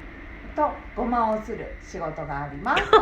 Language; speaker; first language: Japanese; native; Japanese